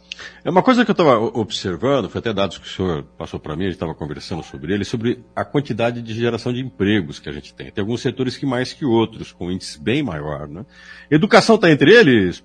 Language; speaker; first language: Portuguese; native; Portuguese